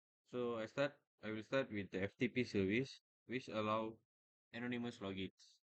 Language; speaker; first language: English; non-native, local second language; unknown